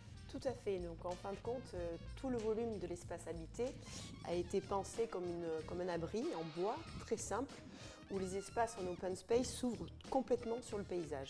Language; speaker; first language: French; native; French